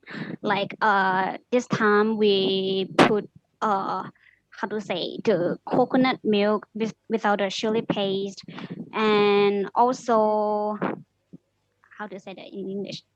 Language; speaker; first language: English; non-native, learner; Thai